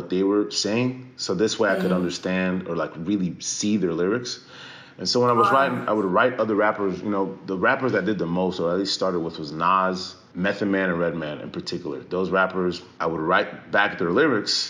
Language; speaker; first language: English; early bilingual, other home language; French